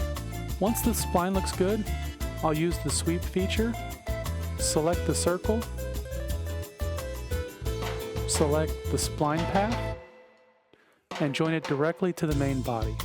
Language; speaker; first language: English; native; English